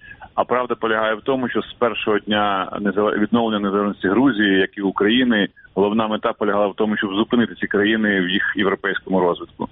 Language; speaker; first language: Ukrainian; native; Ukrainian